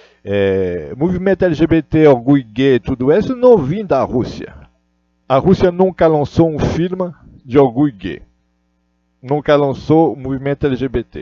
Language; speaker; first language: Portuguese; non-native, learner; Russian